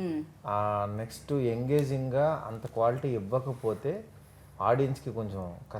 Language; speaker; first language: Telugu; native; Telugu